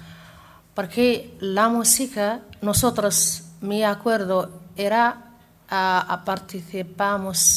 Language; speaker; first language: Spanish; non-native, learner; Arabic